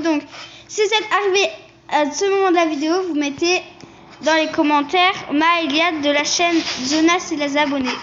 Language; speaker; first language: French; native; French